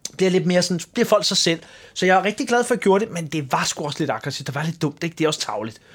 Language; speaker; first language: Danish; early bilingual, other home language; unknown